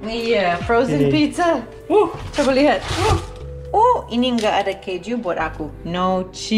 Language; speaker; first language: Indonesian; non-native, learner; English